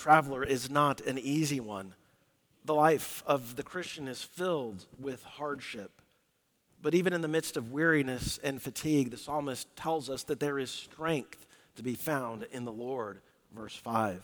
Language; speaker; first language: English; native; English